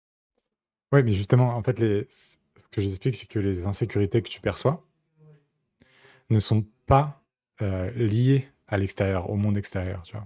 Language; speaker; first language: French; native; French